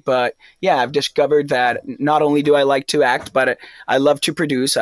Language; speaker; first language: English; non-native, fluent; Spanish